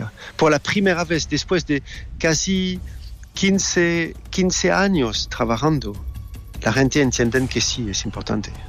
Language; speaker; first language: Spanish; non-native, fluent; French